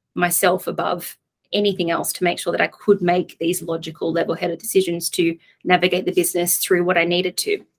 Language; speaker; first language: English; native; English